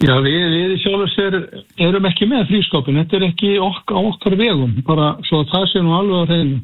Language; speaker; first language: Icelandic; native; Icelandic